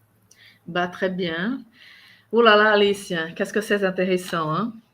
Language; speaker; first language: French; non-native, fluent; Portuguese